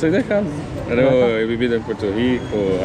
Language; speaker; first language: Spanish; non-native, fluent; Portuguese